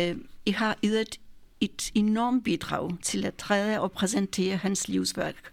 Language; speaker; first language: Danish; non-native, fluent; Polish